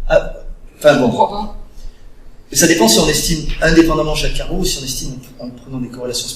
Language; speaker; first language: French; native; French